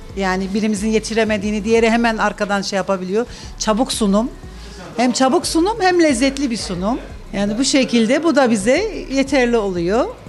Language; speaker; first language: Turkish; native; Turkish